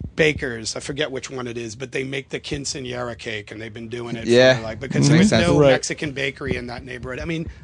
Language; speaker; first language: English; native; English